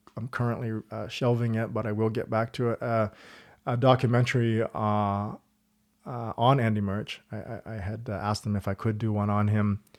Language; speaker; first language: English; native; English